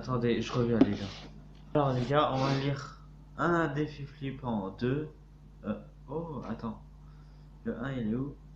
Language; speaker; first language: French; native; French